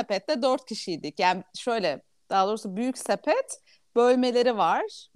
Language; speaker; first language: Turkish; native; Turkish